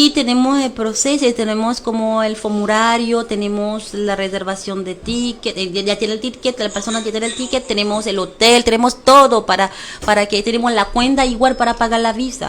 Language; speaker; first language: Spanish; non-native, fluent; Haitian Creole